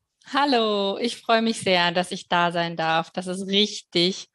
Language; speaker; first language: German; native; German